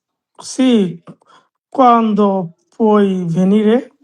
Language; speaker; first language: Italian; non-native, learner; Bangla